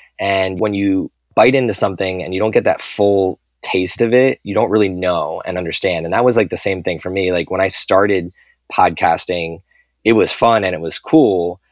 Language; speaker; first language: English; native; English